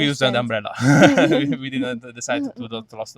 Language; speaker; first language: English; non-native, learner; Italian